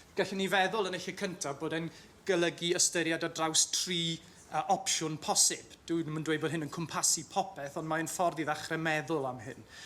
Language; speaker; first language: Welsh; native; Welsh